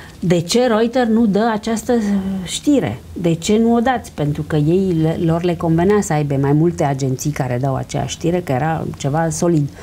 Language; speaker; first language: Romanian; early bilingual, heritage; Romanian